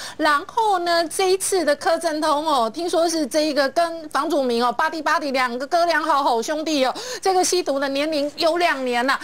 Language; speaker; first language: Chinese; native; Chinese